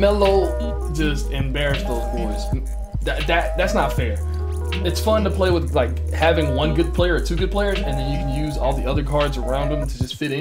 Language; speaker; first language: English; native; English